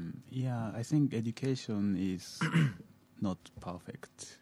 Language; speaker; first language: English; non-native, fluent; Japanese